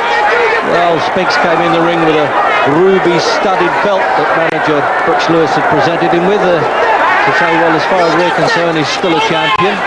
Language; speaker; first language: English; native; English